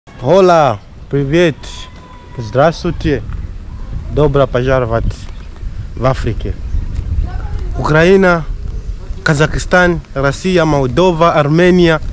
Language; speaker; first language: Russian; non-native, fluent; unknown